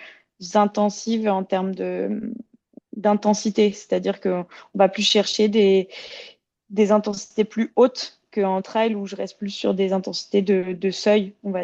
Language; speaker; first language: French; native; French